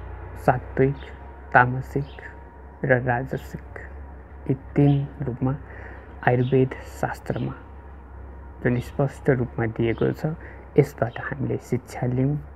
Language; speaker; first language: Nepali; native; Nepali